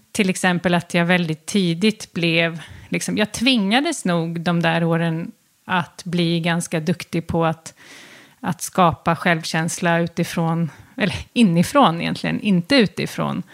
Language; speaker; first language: Swedish; native; Swedish